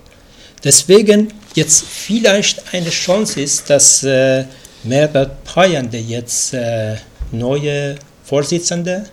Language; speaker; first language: German; non-native, fluent; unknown